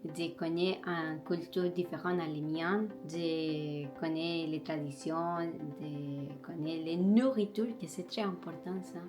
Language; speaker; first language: French; non-native, learner; Spanish